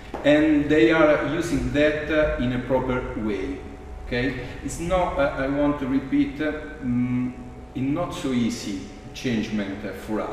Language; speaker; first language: English; non-native, fluent; Italian